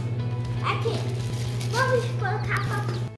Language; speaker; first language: Portuguese; native; Portuguese